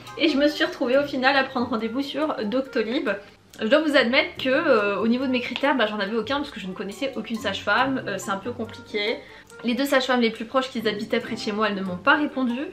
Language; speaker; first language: French; native; French